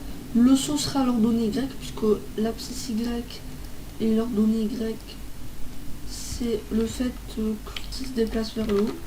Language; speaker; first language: French; native; French